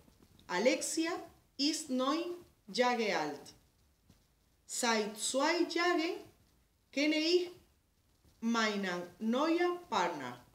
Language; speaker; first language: German; non-native, learner; Spanish